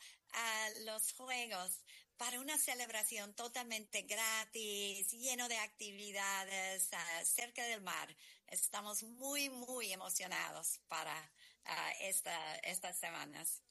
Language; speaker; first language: Spanish; non-native, learner; English